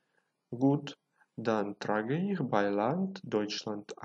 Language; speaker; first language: German; non-native, fluent; Ukrainian